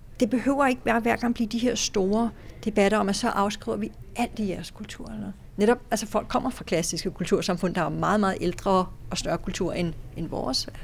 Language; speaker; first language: Danish; native; Danish